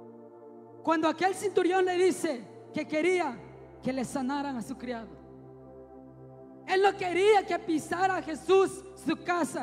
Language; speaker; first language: Spanish; native; Spanish